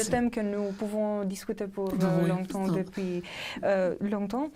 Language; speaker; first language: French; non-native, fluent; Romanian